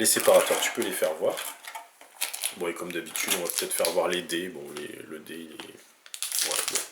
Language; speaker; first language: French; native; French